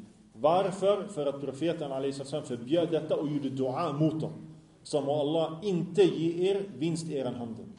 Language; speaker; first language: Swedish; early bilingual, other home language; Arabic